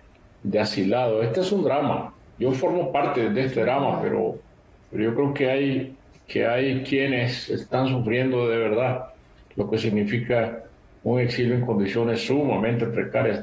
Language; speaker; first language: Spanish; native; Spanish